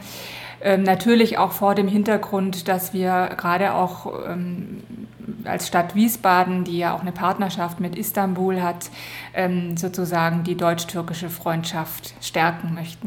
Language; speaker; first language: German; native; German